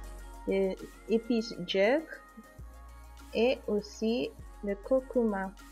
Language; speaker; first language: French; non-native, fluent; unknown